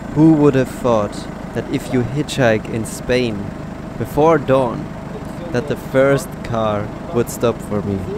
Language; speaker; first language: English; non-native, fluent; German